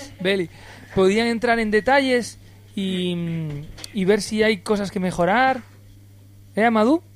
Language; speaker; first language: Spanish; native; Spanish